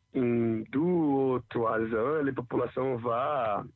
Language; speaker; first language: French; non-native, learner; Portuguese